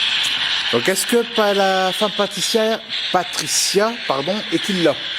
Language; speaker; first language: French; native; French